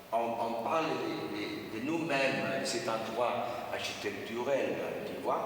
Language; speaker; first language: French; non-native, fluent; Spanish